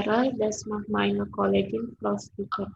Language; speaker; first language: German; non-native, learner; Indonesian